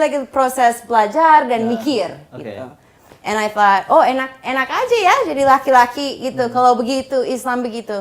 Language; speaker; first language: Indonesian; non-native, fluent; English